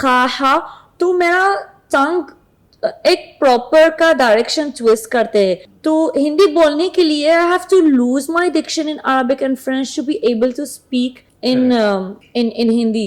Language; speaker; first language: Hindi; non-native, learner; Arabic